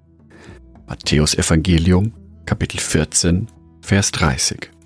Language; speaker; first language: German; native; German